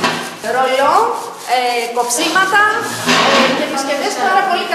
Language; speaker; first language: Greek; native; Greek